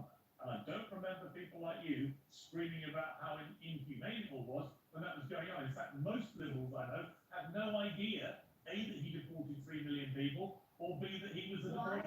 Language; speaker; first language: English; native; English